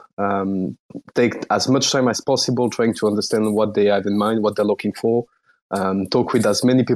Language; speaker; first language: English; non-native, fluent; French